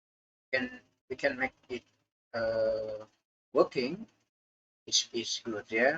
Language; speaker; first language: English; non-native, learner; Indonesian